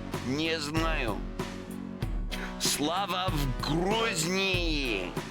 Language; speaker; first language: Russian; non-native, learner; English